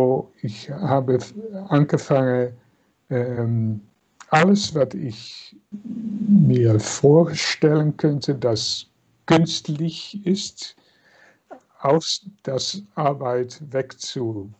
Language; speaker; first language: German; non-native, fluent; Dutch